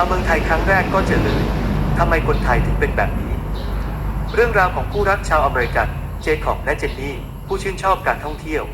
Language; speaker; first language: Thai; native; Thai